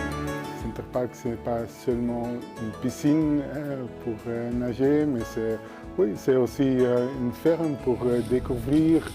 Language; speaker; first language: French; non-native, learner; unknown